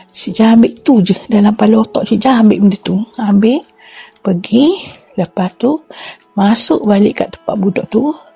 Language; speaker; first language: Malay; native; Malay